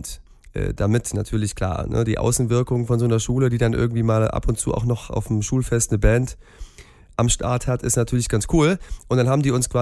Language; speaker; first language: German; native; German